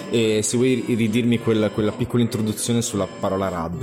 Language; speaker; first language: Italian; native; Italian